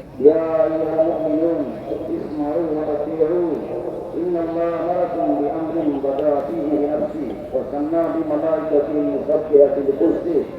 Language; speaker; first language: Arabic; non-native, fluent; Bangla